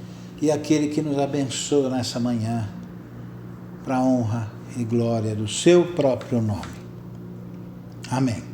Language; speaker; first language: Portuguese; native; Portuguese